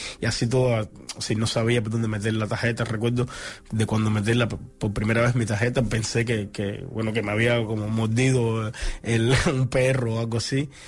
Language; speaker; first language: Spanish; native; Spanish